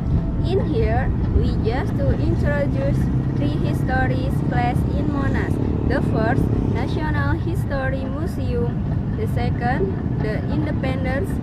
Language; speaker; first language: English; non-native, learner; Indonesian